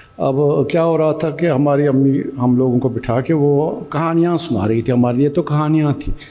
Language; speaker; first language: Urdu; non-native, fluent; Turkish